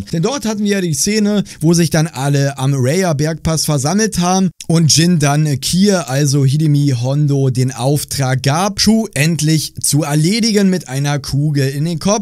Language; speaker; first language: German; native; German